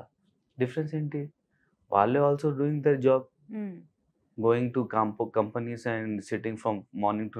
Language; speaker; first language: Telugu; non-native, local second language; Hindi